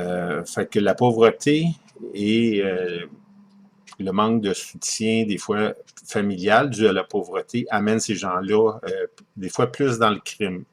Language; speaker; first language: French; native; French